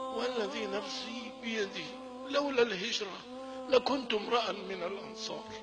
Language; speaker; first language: Arabic; early bilingual, other home language; Kurdish